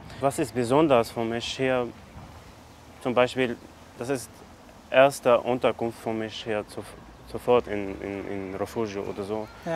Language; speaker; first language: German; non-native, learner; Arabic